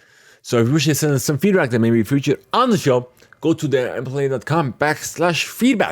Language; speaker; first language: English; early bilingual, heritage; Arabic